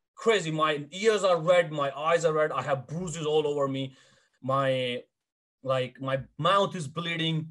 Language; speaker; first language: English; non-native, local second language; Hindi